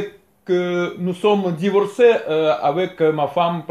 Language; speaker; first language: French; non-native, learner; Russian